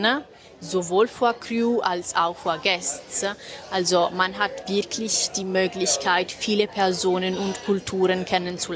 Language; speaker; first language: German; non-native, fluent; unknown